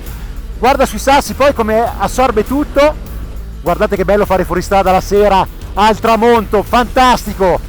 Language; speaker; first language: Italian; native; Italian